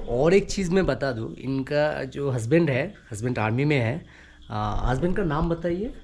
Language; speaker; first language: Hindi; non-native, local second language; Bangla